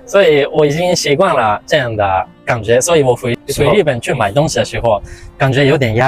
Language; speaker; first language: Chinese; non-native, fluent; Japanese